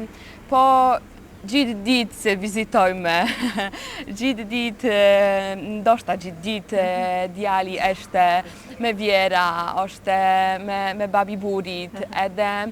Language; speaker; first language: Albanian; non-native, learner; Polish